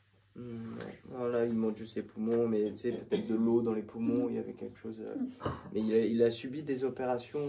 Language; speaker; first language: French; native; French